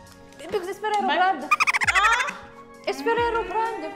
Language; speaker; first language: English; non-native, local second language; Filipino